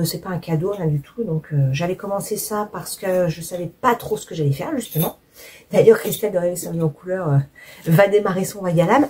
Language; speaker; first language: French; native; French